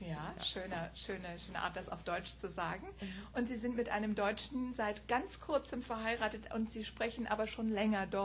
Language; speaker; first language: German; native; German